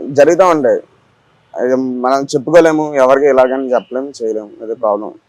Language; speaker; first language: Telugu; native; Telugu